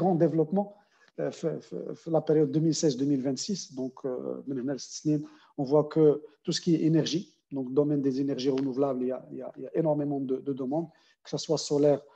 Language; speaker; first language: French; non-native, local second language; Arabic